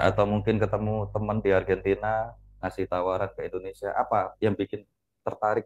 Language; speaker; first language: Indonesian; native; Indonesian